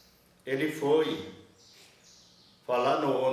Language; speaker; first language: Portuguese; non-native, local second language; Yanomámi